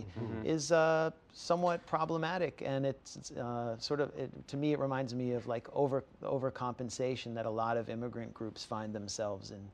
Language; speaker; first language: English; native; English